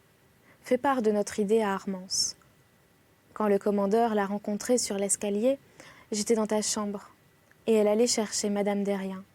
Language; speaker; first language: French; native; French